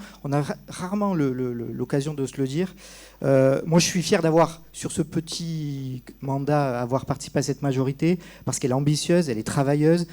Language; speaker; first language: French; native; French